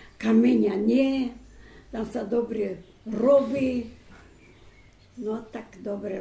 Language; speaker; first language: Slovak; non-native, learner; Ukrainian